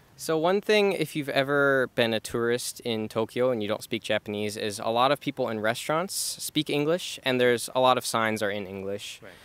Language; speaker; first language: English; native; English